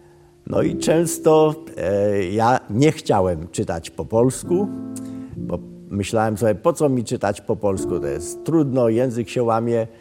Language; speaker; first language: Polish; early bilingual, other home language; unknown